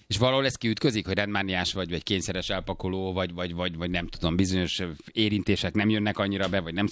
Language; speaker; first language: Hungarian; native; Hungarian